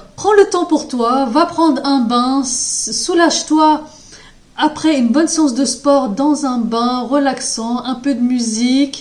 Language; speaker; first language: French; native; French